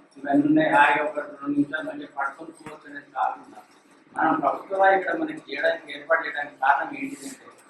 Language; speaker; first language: Telugu; native; Telugu